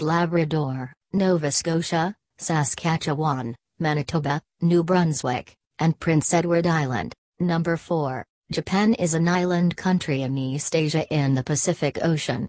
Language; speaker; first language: English; non-native, local second language; Urdu